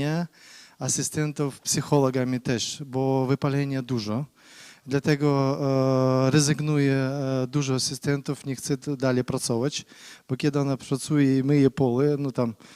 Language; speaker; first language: Polish; non-native, learner; Ukrainian